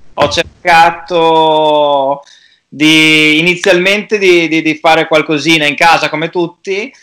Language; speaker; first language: Italian; native; Italian